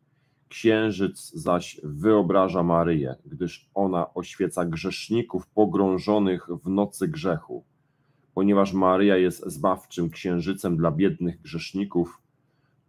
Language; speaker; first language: Polish; native; Polish